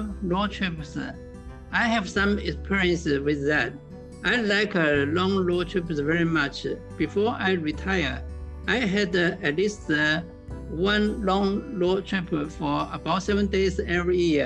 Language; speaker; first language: English; non-native, learner; Chinese